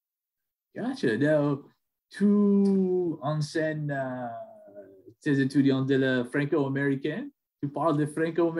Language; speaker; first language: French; non-native, learner; English